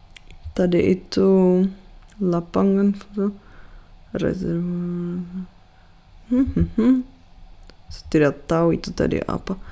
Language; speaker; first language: Indonesian; non-native, fluent; Czech